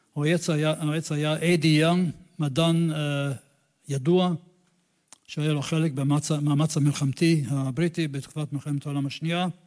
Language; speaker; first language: Hebrew; non-native, fluent; English